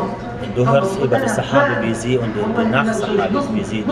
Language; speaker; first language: German; non-native, fluent; Arabic